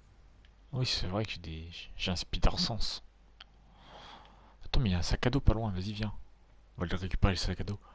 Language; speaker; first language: French; native; French